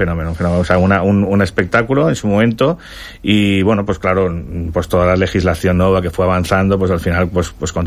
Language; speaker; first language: Spanish; native; Spanish